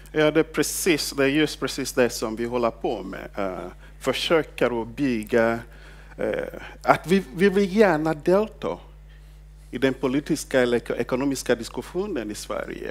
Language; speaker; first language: Swedish; non-native, fluent; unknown